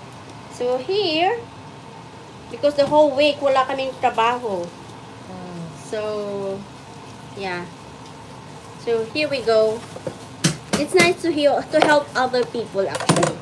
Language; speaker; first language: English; non-native, local second language; Filipino